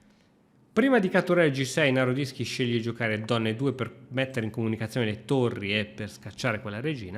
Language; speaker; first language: Italian; native; Italian